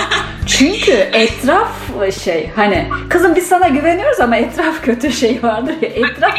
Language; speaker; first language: Turkish; native; Turkish